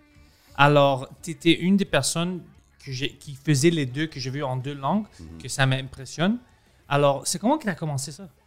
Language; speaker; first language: French; non-native, local second language; English